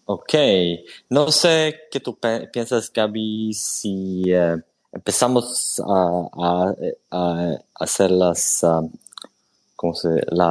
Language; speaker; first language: Spanish; non-native, fluent; Swedish